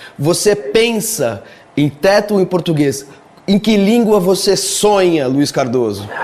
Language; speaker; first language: Portuguese; native; Portuguese